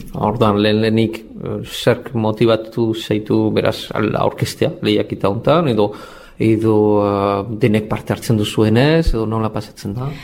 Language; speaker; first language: Basque; native; Basque